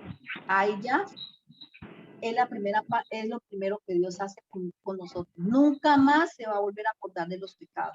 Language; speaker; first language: Spanish; native; Spanish